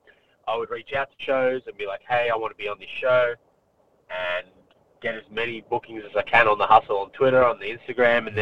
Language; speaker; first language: English; native; English